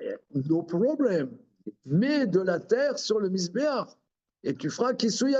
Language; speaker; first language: French; native; French